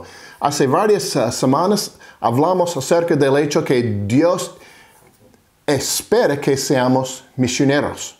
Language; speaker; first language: Spanish; non-native, fluent; English